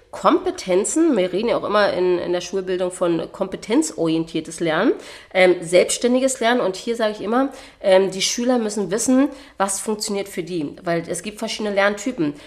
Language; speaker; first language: German; native; German